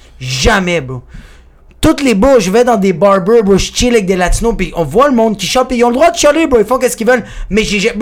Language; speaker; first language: French; early bilingual, other home language; Spanish